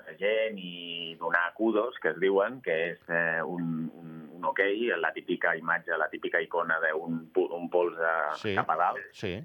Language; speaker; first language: Catalan; native; Catalan